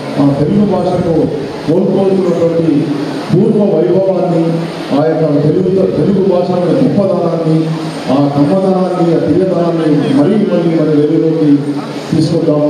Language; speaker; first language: Telugu; native; Telugu